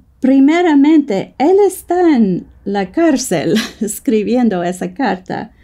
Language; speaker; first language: Spanish; non-native, fluent; English